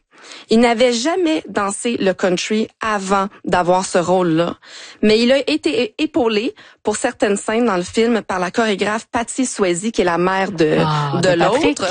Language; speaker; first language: French; native; French